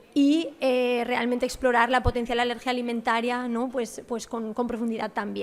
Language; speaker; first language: Spanish; native; Spanish